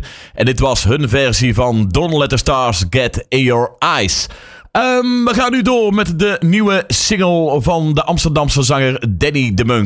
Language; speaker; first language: Dutch; native; Dutch